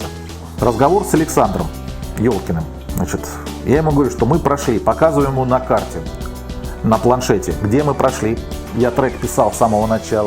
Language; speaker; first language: Russian; native; Russian